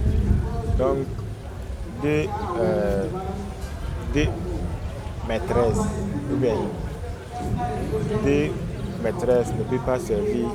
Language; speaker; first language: French; non-native, learner; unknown